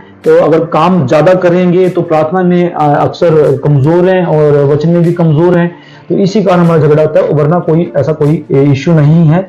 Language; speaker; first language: Hindi; native; Hindi